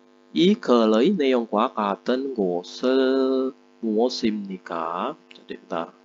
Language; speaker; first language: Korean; non-native, fluent; Indonesian